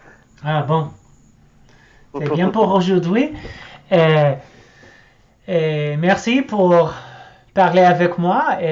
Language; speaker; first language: French; non-native, learner; English